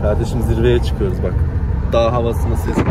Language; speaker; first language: Turkish; native; Turkish